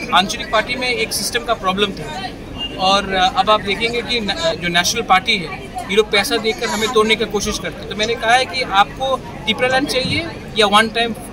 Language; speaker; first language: Hindi; non-native, local second language; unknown